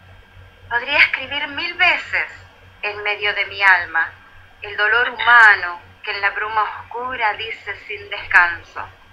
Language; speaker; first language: Spanish; native; Spanish